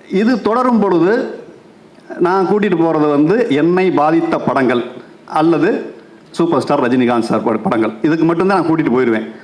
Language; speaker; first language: Tamil; native; Tamil